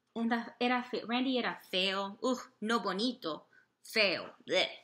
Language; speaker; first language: Spanish; non-native, fluent; English